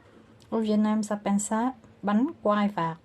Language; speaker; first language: French; non-native, learner; Vietnamese